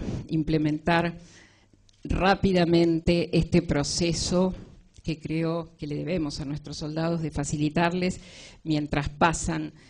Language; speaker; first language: Spanish; native; Spanish